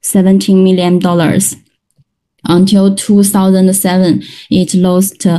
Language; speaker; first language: English; non-native, learner; Chinese